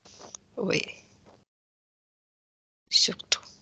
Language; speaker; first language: French; non-native, fluent; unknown